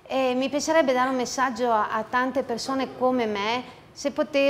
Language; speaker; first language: Italian; native; Italian